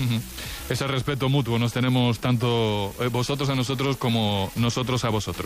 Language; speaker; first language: Spanish; native; Spanish